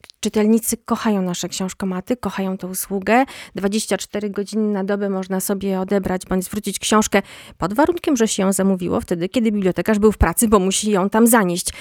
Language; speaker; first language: Polish; native; Polish